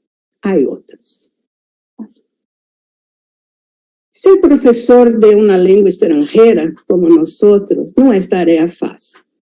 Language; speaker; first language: Spanish; non-native, fluent; Portuguese